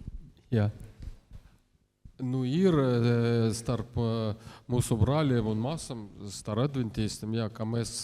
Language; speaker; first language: Latvian; non-native, local second language; Russian